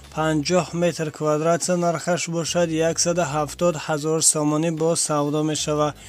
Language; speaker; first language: Tajik; native; Tajik